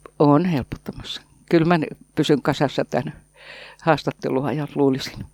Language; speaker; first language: Finnish; native; Finnish